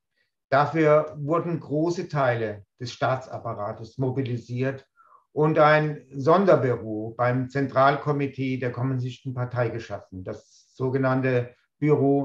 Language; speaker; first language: German; native; German